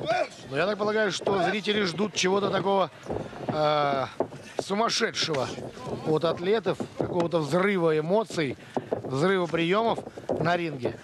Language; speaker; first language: Russian; native; Russian